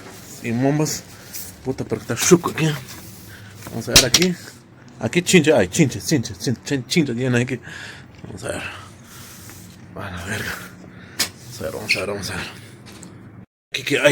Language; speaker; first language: Spanish; non-native, local second language; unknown